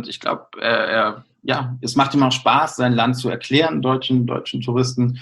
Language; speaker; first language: German; native; German